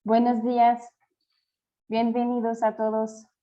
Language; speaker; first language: Spanish; non-native, fluent; French